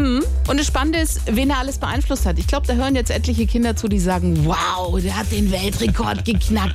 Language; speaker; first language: German; native; German